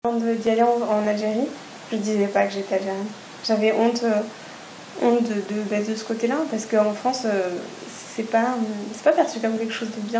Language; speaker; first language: French; native; French